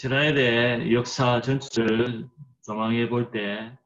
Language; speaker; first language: Korean; native; Korean